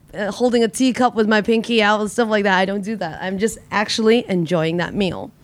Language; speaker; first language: English; native; English